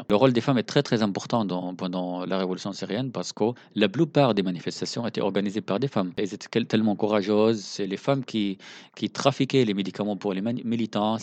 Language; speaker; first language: French; non-native, fluent; Arabic